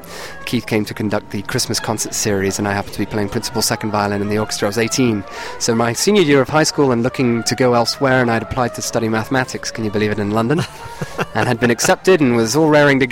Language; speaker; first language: English; native; English